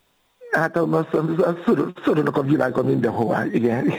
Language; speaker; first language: Hungarian; non-native, fluent; Yoruba